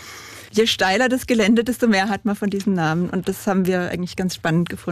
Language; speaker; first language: German; native; German